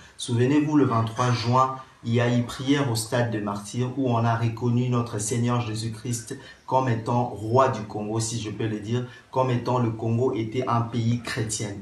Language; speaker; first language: French; non-native, local second language; Lingala